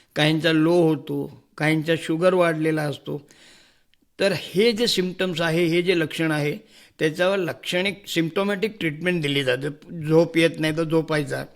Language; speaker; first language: Marathi; non-native, local second language; Hindi